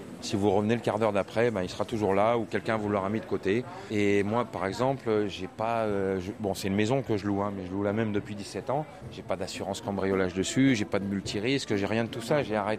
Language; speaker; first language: French; native; French